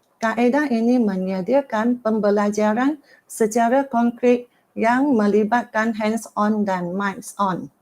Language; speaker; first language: Malay; non-native, local second language; Chinese